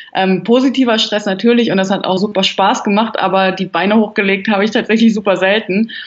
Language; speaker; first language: German; native; German